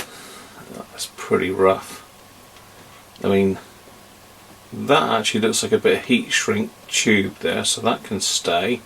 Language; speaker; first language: English; native; English